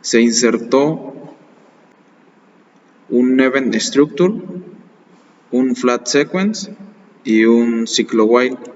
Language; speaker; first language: Spanish; native; Spanish